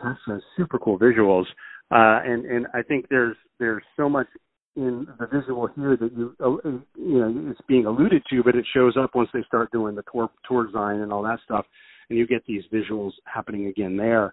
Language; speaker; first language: English; native; English